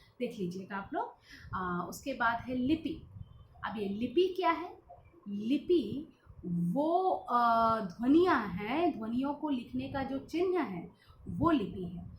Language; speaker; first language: Hindi; non-native, local second language; Bangla